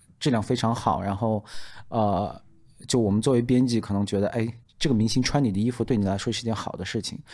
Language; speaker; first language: Chinese; native; Chinese